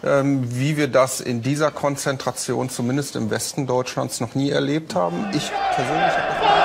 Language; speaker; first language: German; native; German